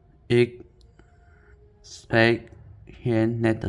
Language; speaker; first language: Dutch; non-native, learner; Indonesian